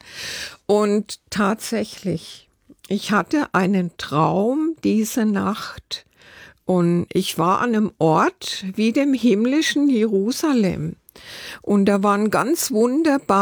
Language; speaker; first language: German; native; German